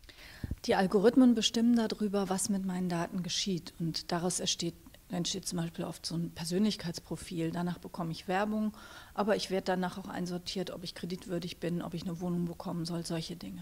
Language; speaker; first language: German; native; German